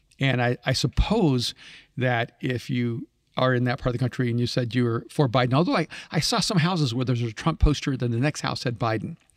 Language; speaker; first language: English; early bilingual, other home language; Spanish